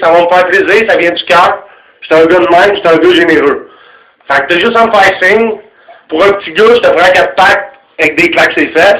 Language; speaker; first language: French; native; French